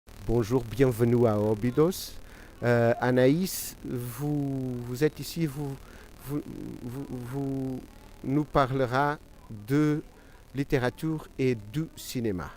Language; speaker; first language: French; non-native, learner; Portuguese